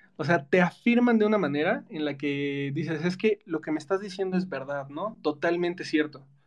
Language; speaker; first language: Spanish; native; Spanish